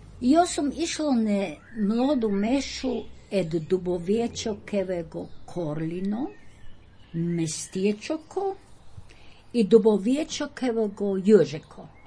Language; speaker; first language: Croatian; native; Croatian